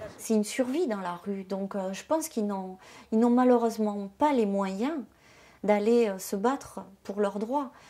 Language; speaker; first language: French; native; French